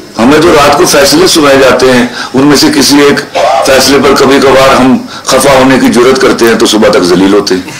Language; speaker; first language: Urdu; non-native, local second language; Punjabi